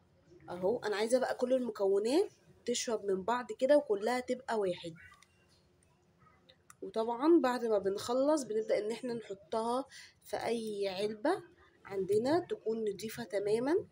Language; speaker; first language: Arabic; native; Arabic